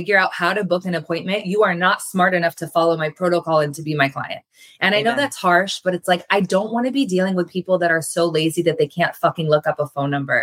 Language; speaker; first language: English; native; English